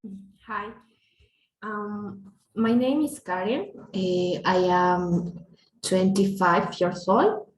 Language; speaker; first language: English; non-native, learner; Spanish